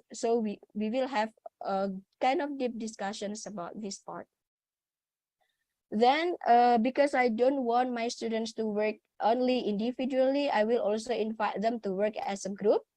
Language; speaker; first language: English; non-native, fluent; Indonesian